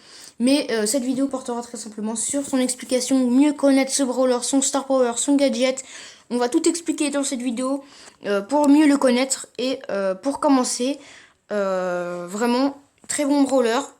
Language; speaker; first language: French; native; French